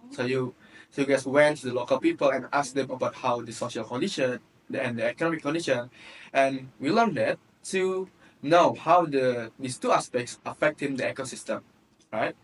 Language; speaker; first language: English; non-native, fluent; Indonesian